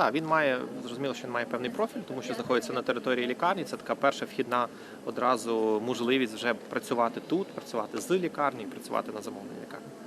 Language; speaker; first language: Ukrainian; native; Ukrainian